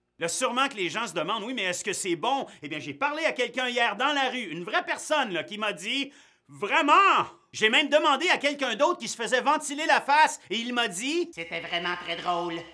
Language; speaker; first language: French; native; French